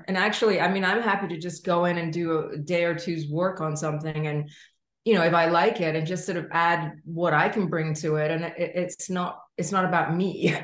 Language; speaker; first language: English; native; English